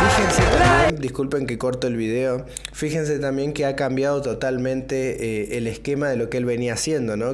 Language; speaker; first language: Spanish; native; Spanish